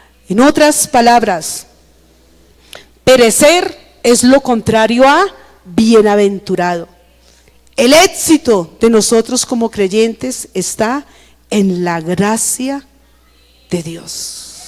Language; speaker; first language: Spanish; native; Spanish